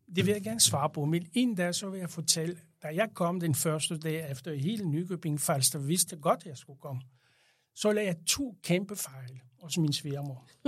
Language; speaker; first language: Danish; non-native, fluent; French